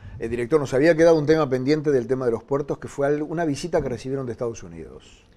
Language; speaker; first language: Spanish; native; Spanish